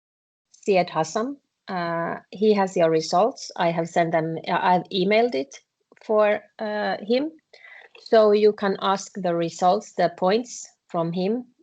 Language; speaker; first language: English; non-native, fluent; Finnish